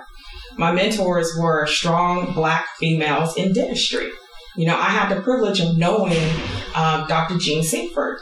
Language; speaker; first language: English; native; English